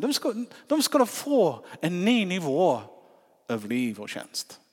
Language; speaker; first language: Swedish; non-native, fluent; English